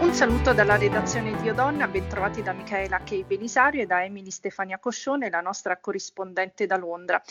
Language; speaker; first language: Italian; native; Italian